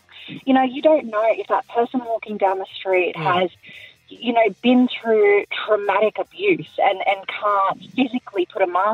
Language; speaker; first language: English; native; English